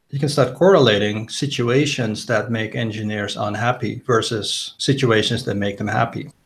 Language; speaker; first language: English; non-native, fluent; Dutch